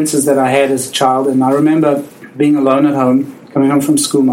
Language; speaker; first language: English; native; English